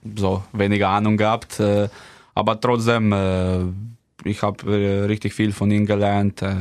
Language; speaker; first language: German; non-native, fluent; Slovenian